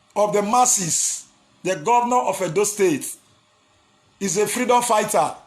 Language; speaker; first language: Nigerian Pidgin; non-native, local second language; Esan